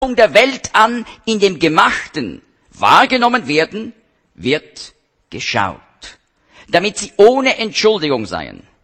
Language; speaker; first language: German; native; German